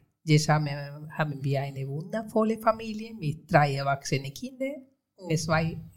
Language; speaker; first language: German; non-native, fluent; Spanish